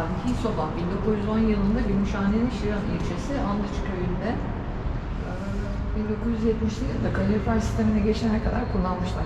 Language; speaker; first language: Turkish; native; Turkish